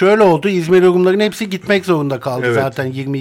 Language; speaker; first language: Turkish; native; Turkish